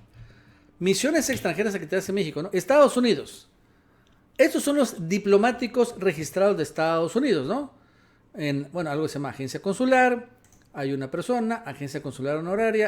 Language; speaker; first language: Spanish; native; Spanish